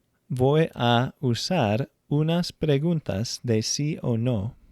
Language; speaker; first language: Spanish; non-native, fluent; English